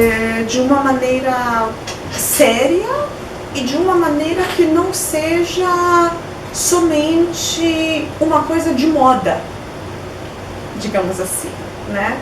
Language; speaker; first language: Portuguese; non-native, fluent; Polish